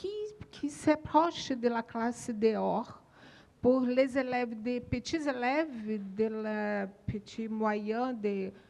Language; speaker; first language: French; non-native, learner; Portuguese